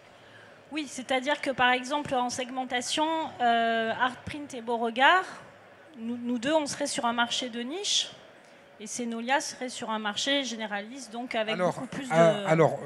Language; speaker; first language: French; native; French